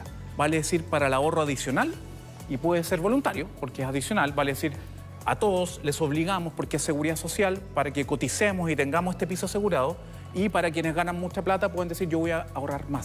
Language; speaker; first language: Spanish; native; Spanish